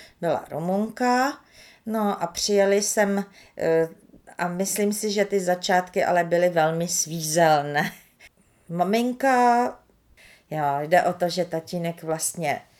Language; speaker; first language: Czech; early bilingual, other home language; Romanian